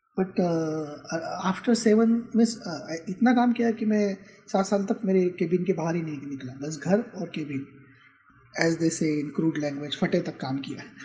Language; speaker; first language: Hindi; non-native, local second language; Marathi